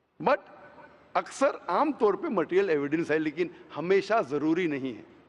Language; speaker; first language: Hindi; non-native, local second language; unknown